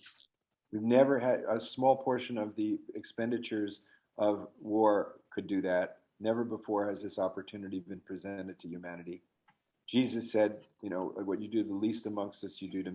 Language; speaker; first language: English; native; English